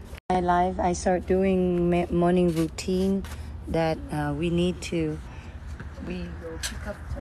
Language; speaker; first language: English; non-native, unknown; Vietnamese